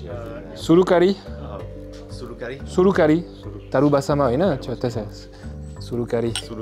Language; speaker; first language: Nepali; non-native, learner; French